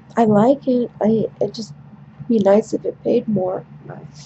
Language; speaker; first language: English; native; English